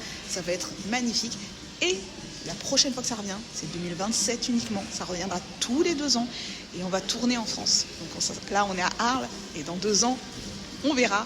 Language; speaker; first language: French; native; French